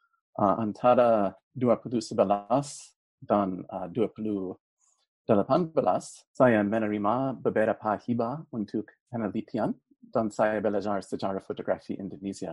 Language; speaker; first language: Indonesian; non-native, fluent; English